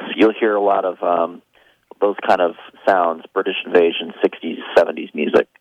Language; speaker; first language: English; native; English